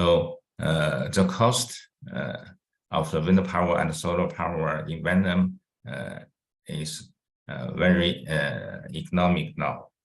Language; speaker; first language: English; non-native, fluent; Chinese